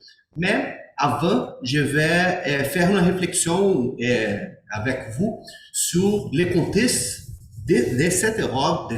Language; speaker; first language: French; non-native, learner; Portuguese